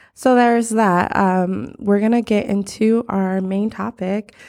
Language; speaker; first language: English; early bilingual, other home language; Krio